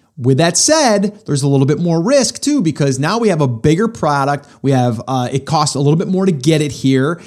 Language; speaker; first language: English; native; English